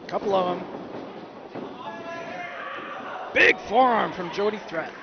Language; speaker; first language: English; native; English